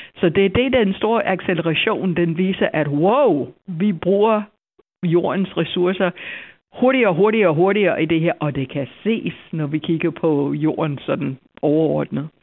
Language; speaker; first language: Danish; non-native, fluent; English